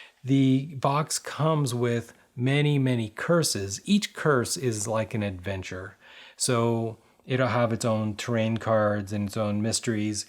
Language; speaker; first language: English; native; English